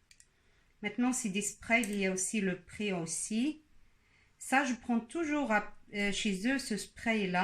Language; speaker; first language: French; non-native, local second language; Arabic